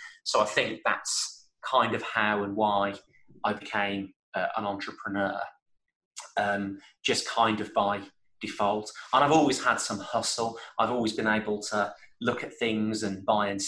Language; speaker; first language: English; native; English